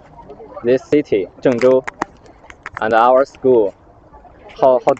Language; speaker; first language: English; non-native, learner; Chinese